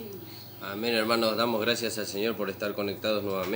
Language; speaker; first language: Spanish; native; Spanish